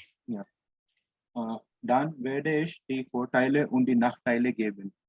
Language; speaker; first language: German; non-native, fluent; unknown